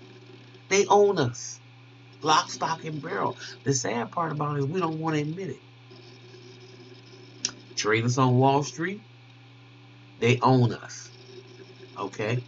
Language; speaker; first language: English; native; English